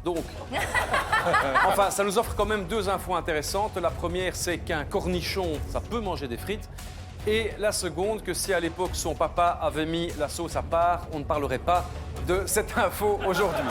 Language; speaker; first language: French; native; French